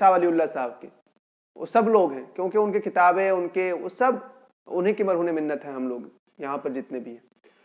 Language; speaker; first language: Urdu; native; Urdu